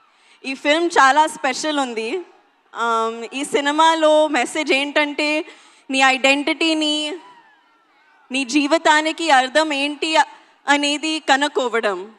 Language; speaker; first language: Telugu; non-native, learner; Hindi